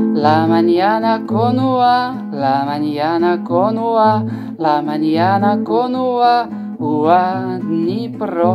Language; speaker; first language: Spanish; non-native, fluent; Ukrainian